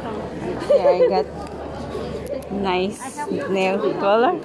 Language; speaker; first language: English; non-native, local second language; Filipino